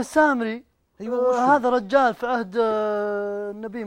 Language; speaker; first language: Arabic; native; Arabic